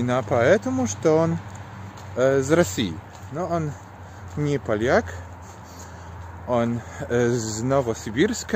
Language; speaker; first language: Russian; non-native, learner; Polish